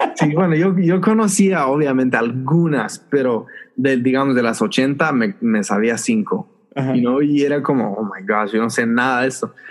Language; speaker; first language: Spanish; early bilingual, heritage; Spanish